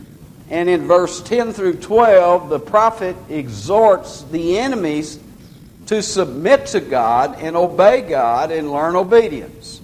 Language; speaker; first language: English; native; English